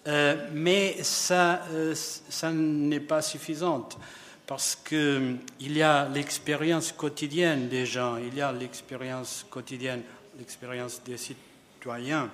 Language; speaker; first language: French; non-native, fluent; Portuguese